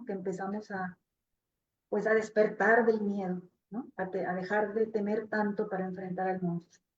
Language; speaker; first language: Spanish; native; Spanish